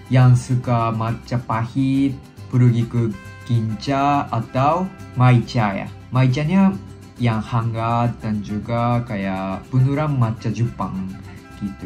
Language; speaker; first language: Indonesian; non-native, fluent; Japanese